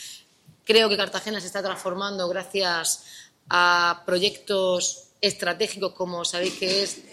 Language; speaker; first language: Spanish; native; Spanish